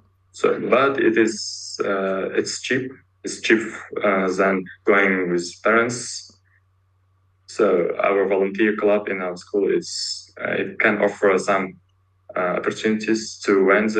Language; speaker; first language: English; non-native, learner; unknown